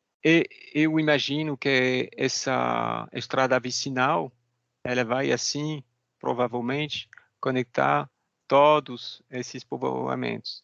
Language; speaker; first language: Portuguese; non-native, fluent; French